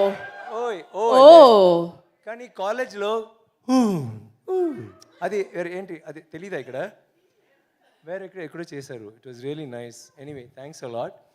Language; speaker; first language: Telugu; non-native, learner; Tamil